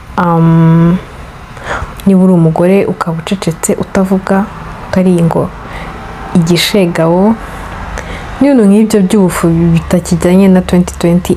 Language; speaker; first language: Kinyarwanda; native; Kinyarwanda